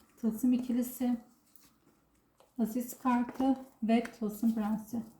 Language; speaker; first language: Turkish; native; Turkish